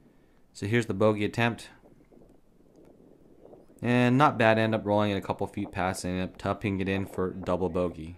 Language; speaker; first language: English; native; English